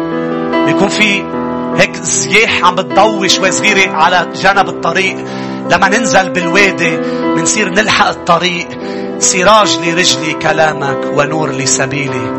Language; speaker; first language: Arabic; native; Arabic